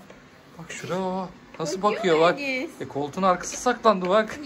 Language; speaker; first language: Turkish; native; Turkish